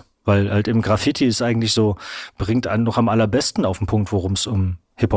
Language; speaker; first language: German; native; German